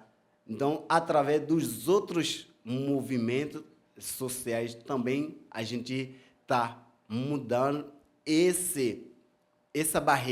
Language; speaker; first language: Portuguese; non-native, fluent; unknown